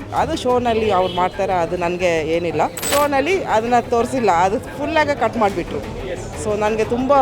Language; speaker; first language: Kannada; non-native, fluent; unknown